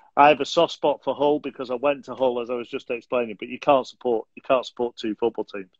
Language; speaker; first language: English; native; English